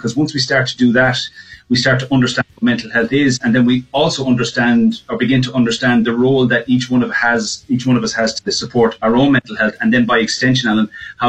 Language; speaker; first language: English; native; English